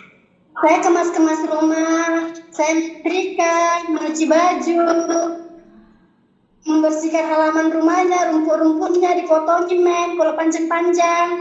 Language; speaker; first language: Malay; non-native, fluent; Indonesian